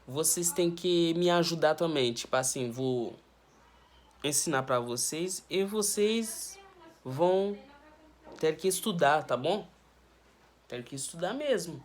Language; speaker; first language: Portuguese; non-native, learner; Haitian Creole